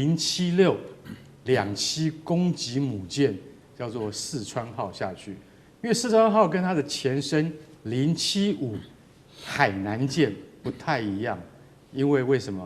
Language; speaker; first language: Chinese; native; Chinese